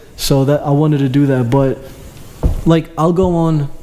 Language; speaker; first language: English; early bilingual, other home language; Albanian